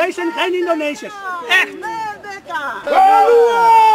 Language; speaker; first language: Dutch; non-native, fluent; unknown